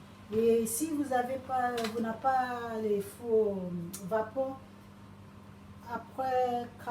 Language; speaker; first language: French; non-native, learner; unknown